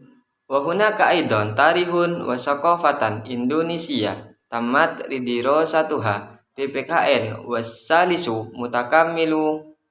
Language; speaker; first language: Arabic; non-native, learner; Indonesian